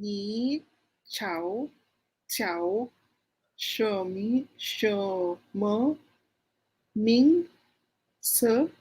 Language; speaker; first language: Chinese; non-native, learner; Filipino